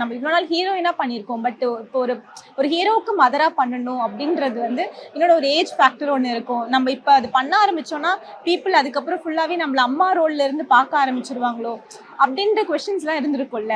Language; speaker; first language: Tamil; native; Tamil